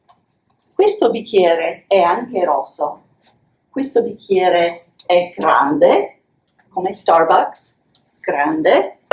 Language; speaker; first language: Italian; non-native, fluent; English